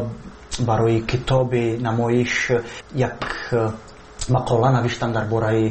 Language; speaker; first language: Persian; non-native, learner; Czech